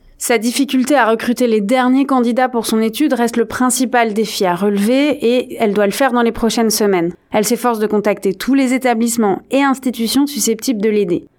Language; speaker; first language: French; native; French